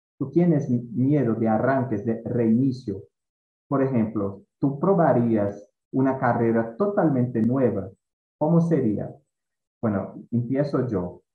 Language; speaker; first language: Spanish; non-native, fluent; Portuguese